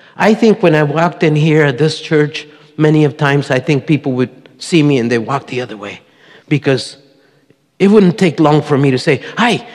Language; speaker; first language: English; early bilingual, other home language; Spanish